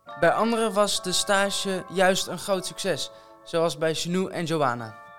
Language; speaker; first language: Dutch; non-native, learner; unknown